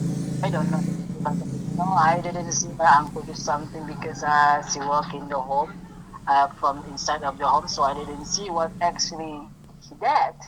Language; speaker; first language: English; non-native, learner; Indonesian